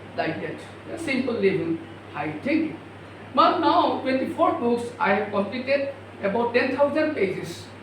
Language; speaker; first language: English; non-native, local second language; Assamese